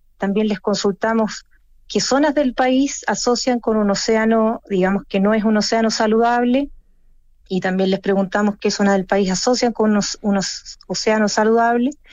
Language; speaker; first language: Spanish; native; Spanish